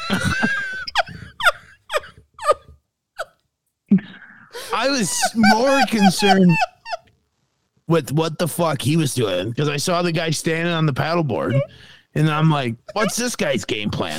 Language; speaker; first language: English; native; English